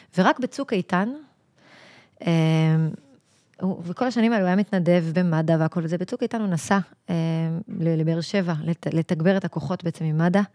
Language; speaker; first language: Hebrew; native; Hebrew